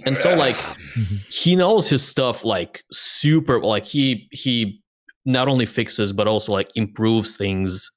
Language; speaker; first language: English; non-native, fluent; Bulgarian